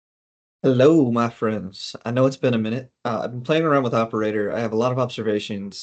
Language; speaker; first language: English; native; English